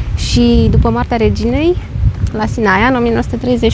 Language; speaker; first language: Romanian; native; Romanian